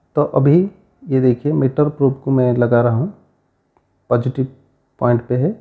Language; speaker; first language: Hindi; non-native, local second language; Odia